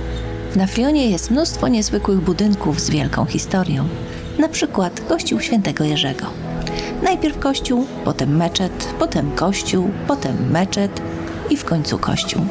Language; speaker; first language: Polish; native; Polish